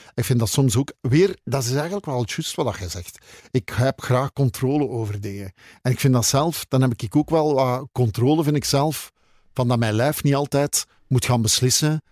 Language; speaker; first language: Dutch; native; Dutch